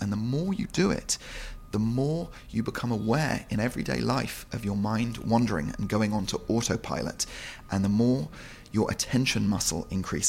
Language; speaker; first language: English; native; English